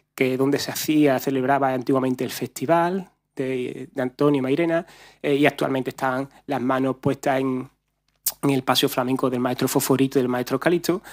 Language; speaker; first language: Spanish; native; Spanish